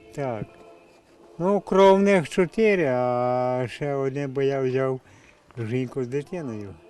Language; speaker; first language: Ukrainian; native; Ukrainian